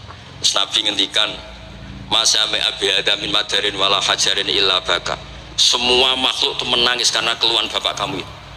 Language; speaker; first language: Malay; non-native, local second language; Javanese